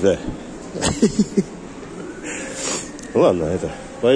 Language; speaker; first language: Russian; native; Russian